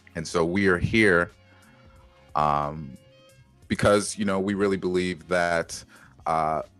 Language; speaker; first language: English; native; English